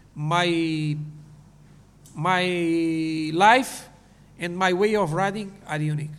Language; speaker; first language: English; non-native, learner; Portuguese